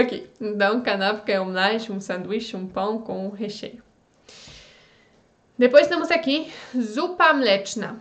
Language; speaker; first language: Portuguese; non-native, fluent; Polish